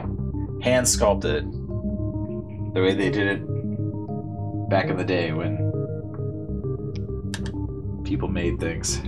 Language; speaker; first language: English; native; English